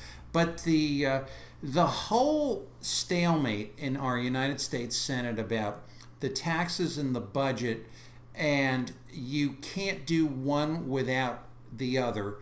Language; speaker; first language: English; native; English